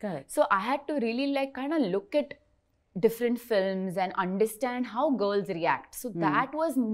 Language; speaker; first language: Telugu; non-native, learner; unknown